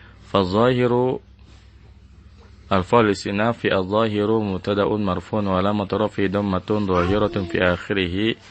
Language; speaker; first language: Arabic; non-native, fluent; Indonesian